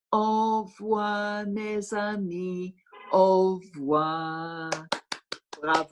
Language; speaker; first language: French; non-native, fluent; English